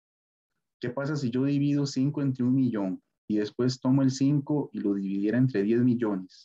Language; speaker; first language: Spanish; native; Spanish